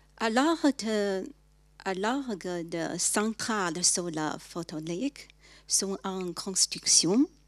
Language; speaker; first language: French; non-native, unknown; Chinese